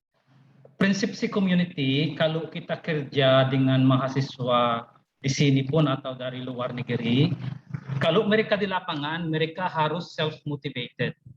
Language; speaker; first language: Indonesian; non-native, fluent; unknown